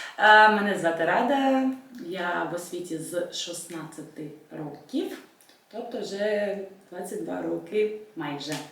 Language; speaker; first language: Ukrainian; non-native, local second language; Russian